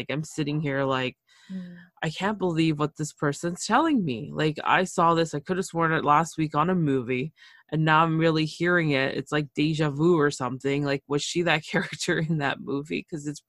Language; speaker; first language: English; early bilingual, other home language; Spanish